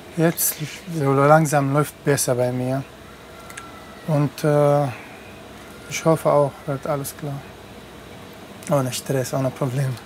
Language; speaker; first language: German; non-native, learner; Arabic